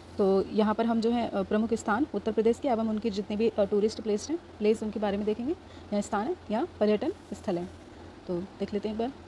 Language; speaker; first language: Hindi; native; Hindi